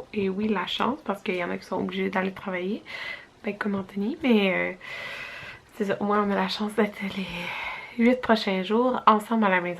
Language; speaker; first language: French; native; French